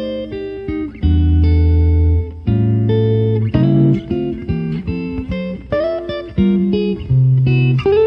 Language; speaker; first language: English; native; English